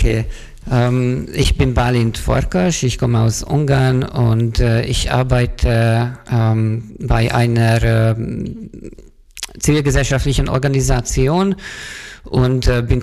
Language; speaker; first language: German; non-native, fluent; Hungarian